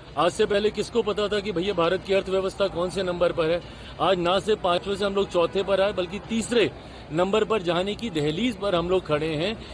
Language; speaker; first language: Hindi; native; Hindi